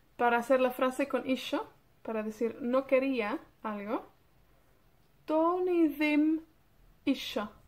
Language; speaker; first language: Spanish; non-native, fluent; Welsh